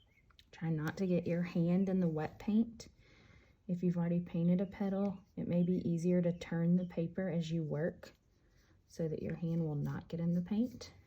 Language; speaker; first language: English; native; English